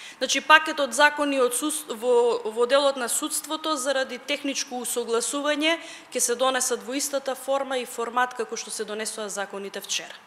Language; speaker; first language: Macedonian; native; Macedonian